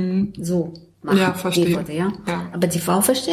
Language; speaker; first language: German; non-native, learner; Arabic